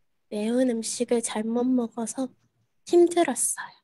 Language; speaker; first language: Korean; non-native, learner; Indonesian